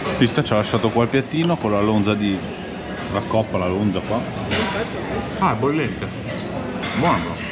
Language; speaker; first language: Italian; non-native, fluent; Spanish